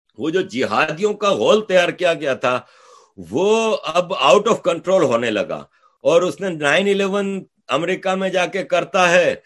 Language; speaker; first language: Urdu; native; Urdu